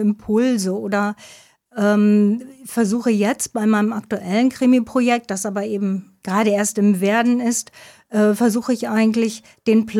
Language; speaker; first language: German; native; German